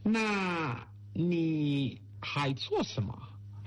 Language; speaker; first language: Chinese; non-native, learner; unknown